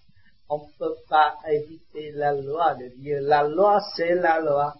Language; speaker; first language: French; non-native, learner; Vietnamese